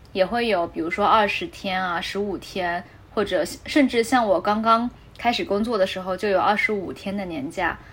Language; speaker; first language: Chinese; native; Chinese